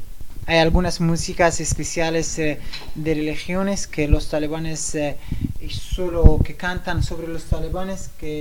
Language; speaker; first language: Spanish; non-native, fluent; Persian